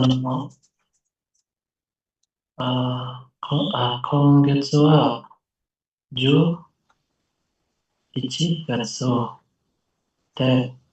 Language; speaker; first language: Japanese; non-native, learner; Indonesian